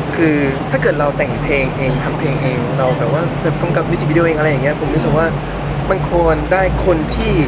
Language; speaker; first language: Thai; native; Thai